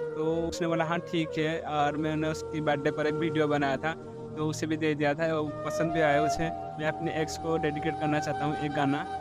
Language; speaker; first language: Hindi; non-native, local second language; Odia